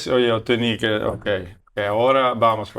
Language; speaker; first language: Spanish; non-native, learner; Dutch